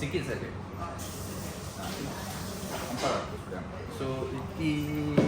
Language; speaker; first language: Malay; non-native, local second language; Chinese